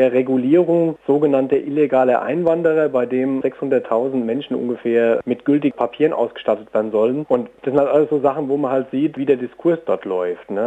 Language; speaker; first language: German; native; German